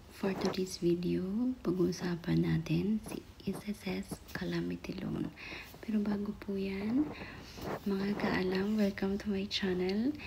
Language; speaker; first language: Filipino; non-native, local second language; Waray